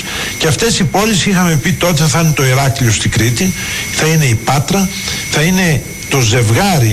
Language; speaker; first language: Greek; native; Greek